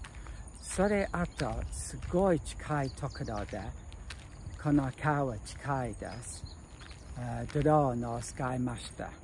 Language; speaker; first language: Japanese; non-native, learner; English